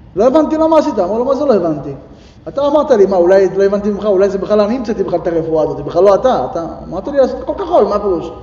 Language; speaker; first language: Hebrew; native; Hebrew